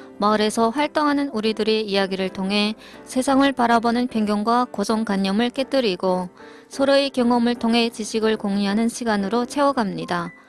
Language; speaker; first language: Korean; native; Korean